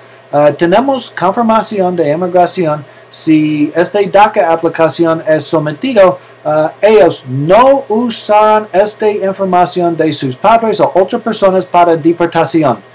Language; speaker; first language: Spanish; non-native, learner; English